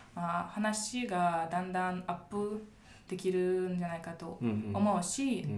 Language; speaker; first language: Japanese; non-native, fluent; Russian